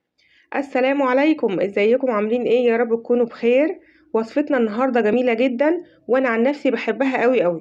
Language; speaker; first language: Arabic; native; Arabic